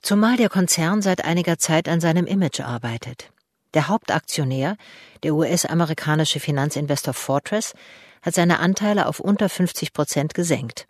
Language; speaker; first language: German; native; German